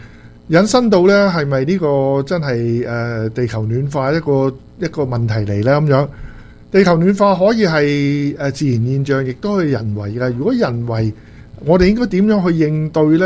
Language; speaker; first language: Chinese; native; Chinese